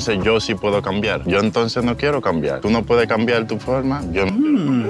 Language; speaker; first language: Spanish; native; Spanish